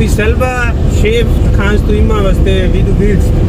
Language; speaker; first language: German; non-native, learner; Punjabi